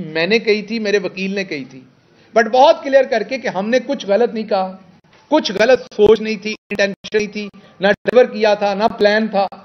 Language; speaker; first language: Urdu; native; Urdu